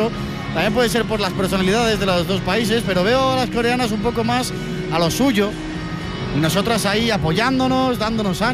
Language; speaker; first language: Spanish; native; Spanish